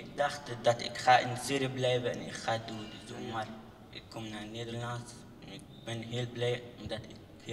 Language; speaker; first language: Dutch; non-native, learner; Arabic